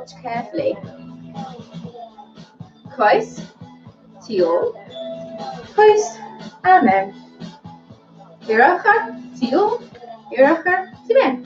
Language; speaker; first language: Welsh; non-native, local second language; English